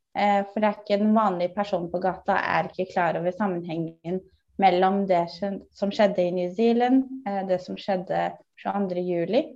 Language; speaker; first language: Norwegian; early bilingual, other home language; Somali